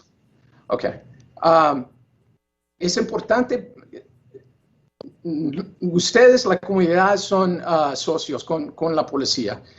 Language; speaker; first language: Spanish; non-native, learner; English